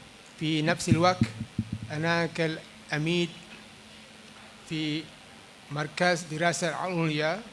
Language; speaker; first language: Arabic; non-native, fluent; Malay